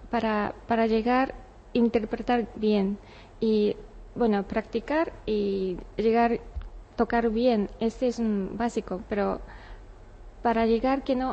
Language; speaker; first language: Spanish; non-native, learner; Japanese